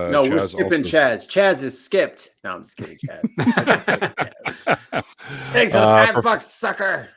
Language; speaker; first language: English; native; English